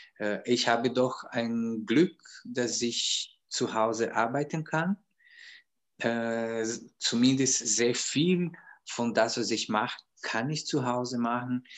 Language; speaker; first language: German; non-native, fluent; Portuguese